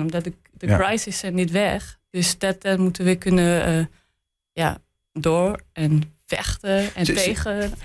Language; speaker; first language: Dutch; non-native, learner; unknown